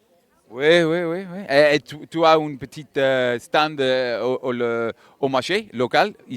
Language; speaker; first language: French; non-native, learner; English